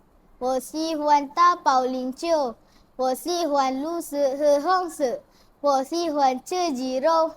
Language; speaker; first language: Chinese; non-native, learner; Malay